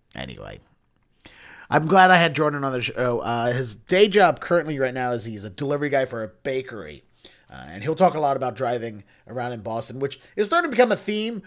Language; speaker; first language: English; native; English